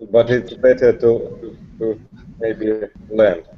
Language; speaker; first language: English; non-native, learner; Russian